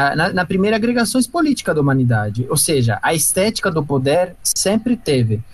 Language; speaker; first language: Portuguese; non-native, fluent; Italian